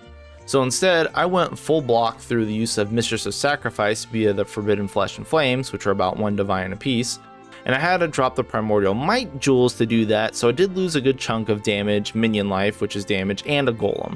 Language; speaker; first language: English; native; English